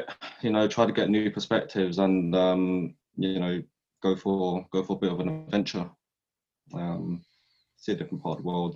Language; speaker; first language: English; native; English